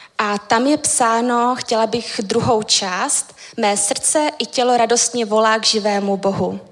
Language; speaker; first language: Czech; native; Czech